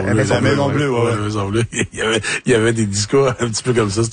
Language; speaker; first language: French; native; French